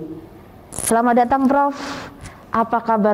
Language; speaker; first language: Indonesian; native; Indonesian